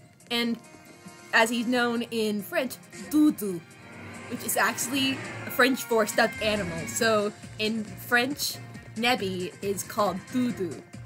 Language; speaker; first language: English; native; English